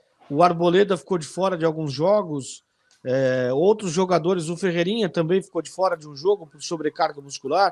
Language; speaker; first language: Portuguese; native; Portuguese